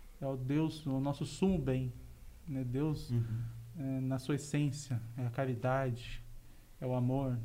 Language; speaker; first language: Portuguese; native; Portuguese